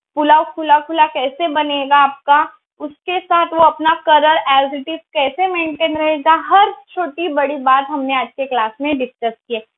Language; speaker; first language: Hindi; non-native, local second language; Marathi